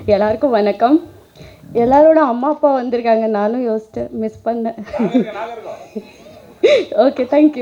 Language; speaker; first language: Tamil; non-native, learner; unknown